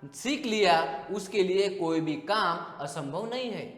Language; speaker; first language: Hindi; non-native, local second language; Marathi